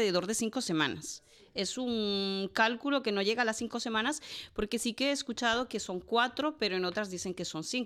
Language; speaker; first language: Spanish; native; Spanish